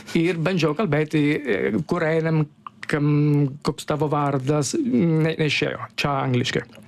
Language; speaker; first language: Lithuanian; non-native, fluent; Italian